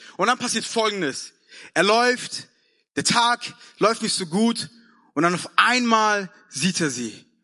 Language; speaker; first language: German; early bilingual, other home language; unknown